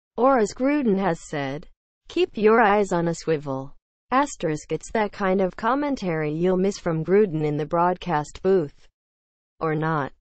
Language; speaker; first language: English; native; English